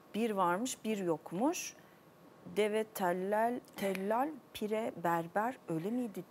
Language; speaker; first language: Turkish; native; Turkish